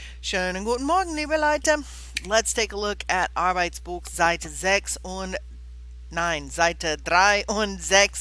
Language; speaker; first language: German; non-native, fluent; English